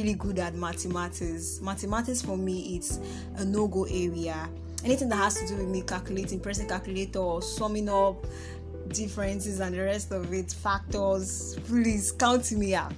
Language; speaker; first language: English; non-native, local second language; Igbo